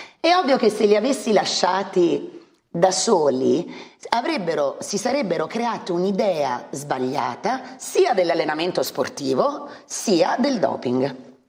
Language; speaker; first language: Italian; native; Italian